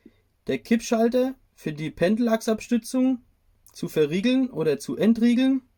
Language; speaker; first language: German; native; German